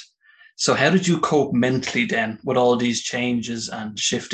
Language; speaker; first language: English; native; English